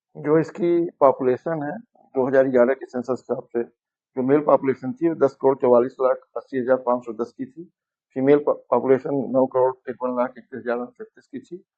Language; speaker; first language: Hindi; native; Hindi